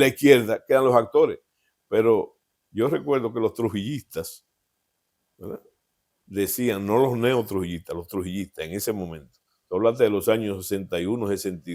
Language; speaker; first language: Spanish; native; Spanish